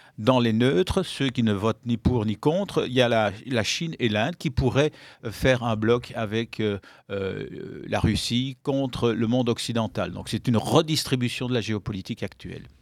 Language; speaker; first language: French; native; French